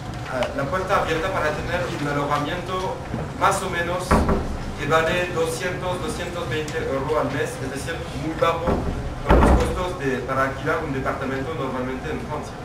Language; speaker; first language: Spanish; non-native, fluent; French